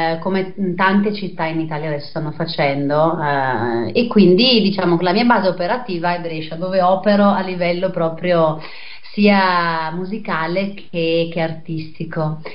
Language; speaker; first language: Italian; native; Italian